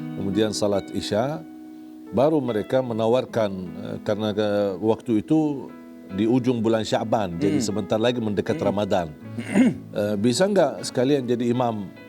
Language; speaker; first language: Indonesian; non-native, fluent; Arabic